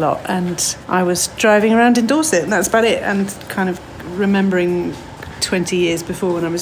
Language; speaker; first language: English; native; English